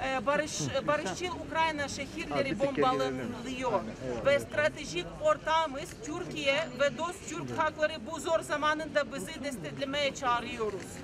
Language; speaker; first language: Turkish; non-native, learner; Ukrainian